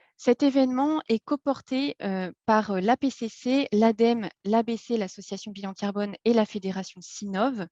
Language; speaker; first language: French; native; French